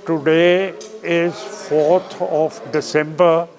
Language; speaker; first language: English; non-native, local second language; Punjabi